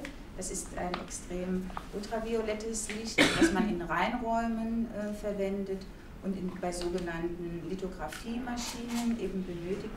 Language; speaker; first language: German; native; German